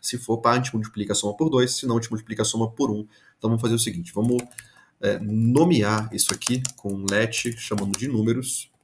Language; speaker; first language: Portuguese; native; Portuguese